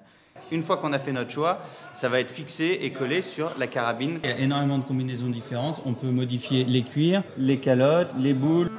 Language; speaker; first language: French; native; French